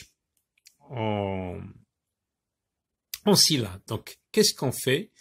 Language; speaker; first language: French; non-native, local second language; Arabic